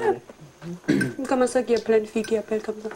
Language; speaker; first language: French; native; French